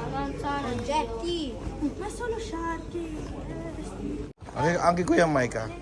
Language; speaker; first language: Italian; non-native, local second language; Filipino